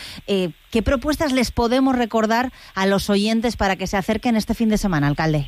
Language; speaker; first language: Spanish; native; Spanish